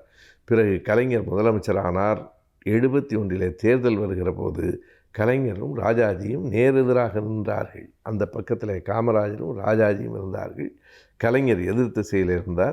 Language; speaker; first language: Tamil; native; Tamil